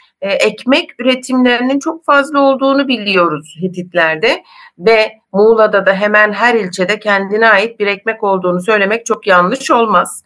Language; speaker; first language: Turkish; native; Turkish